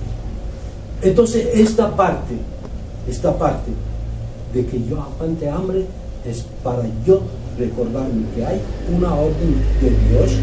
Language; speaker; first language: Spanish; non-native, fluent; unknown